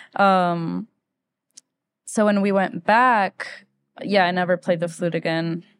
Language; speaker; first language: English; early bilingual, other home language; Spanish